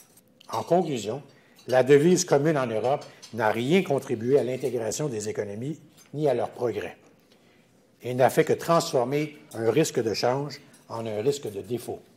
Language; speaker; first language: French; native; French